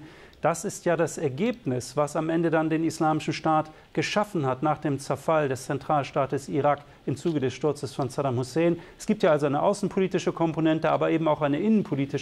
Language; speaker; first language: German; native; German